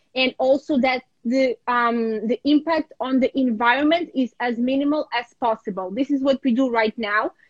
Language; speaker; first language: English; non-native, fluent; Ukrainian